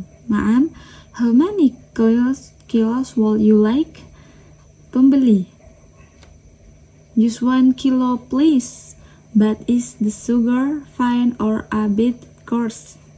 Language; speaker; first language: English; non-native, learner; Indonesian